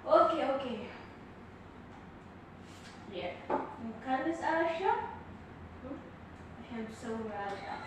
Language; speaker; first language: Arabic; non-native, learner; Oromo